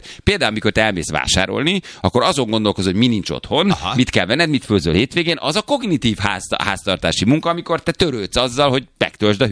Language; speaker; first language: Hungarian; native; Hungarian